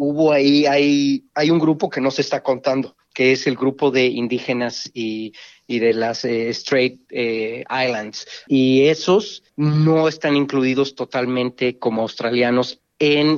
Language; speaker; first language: Spanish; native; Spanish